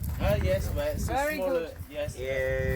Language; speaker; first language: English; non-native, learner; French